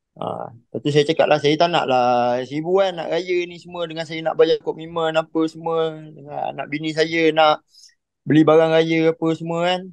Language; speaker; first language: Malay; native; Malay